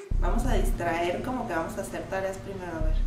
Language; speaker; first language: Spanish; native; Spanish